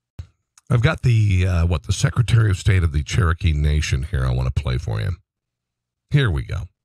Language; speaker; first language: English; native; English